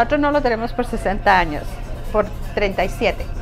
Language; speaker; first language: Spanish; early bilingual, other home language; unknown